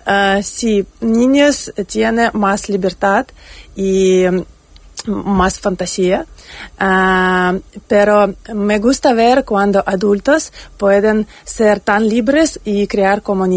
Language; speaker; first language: Spanish; non-native, fluent; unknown